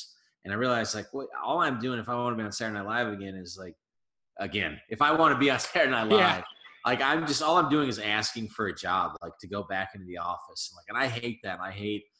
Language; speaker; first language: English; native; English